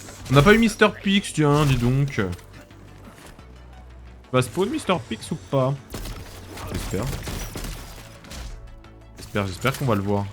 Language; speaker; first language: French; native; French